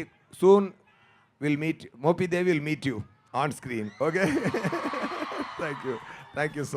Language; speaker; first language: Telugu; non-native, fluent; Tamil